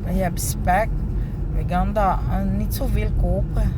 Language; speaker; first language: Dutch; non-native, learner; Filipino